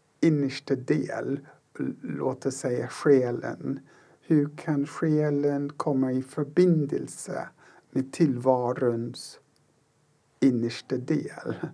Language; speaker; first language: Swedish; non-native, fluent; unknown